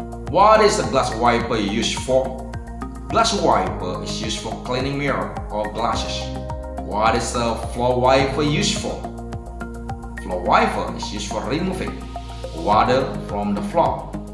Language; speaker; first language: English; non-native, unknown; Indonesian